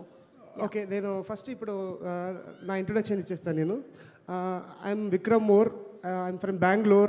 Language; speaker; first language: Telugu; non-native, learner; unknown